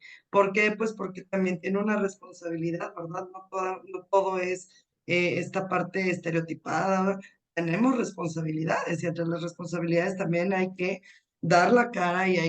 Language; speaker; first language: Spanish; native; Spanish